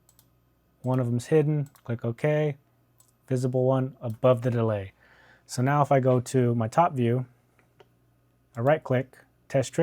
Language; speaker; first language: English; native; English